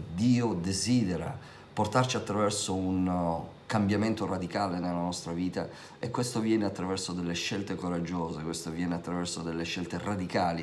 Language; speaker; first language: Italian; native; Italian